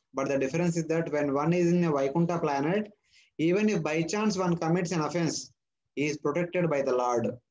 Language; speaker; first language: English; non-native, local second language; Telugu